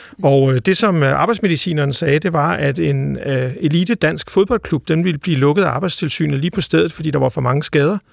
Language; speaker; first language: Danish; native; Danish